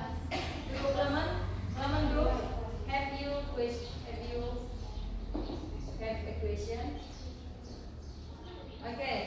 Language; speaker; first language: English; non-native, learner; Indonesian